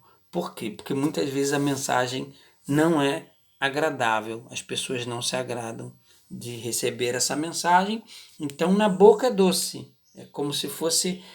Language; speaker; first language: Portuguese; native; Portuguese